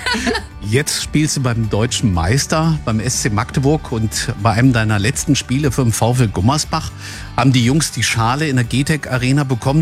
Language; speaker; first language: German; native; German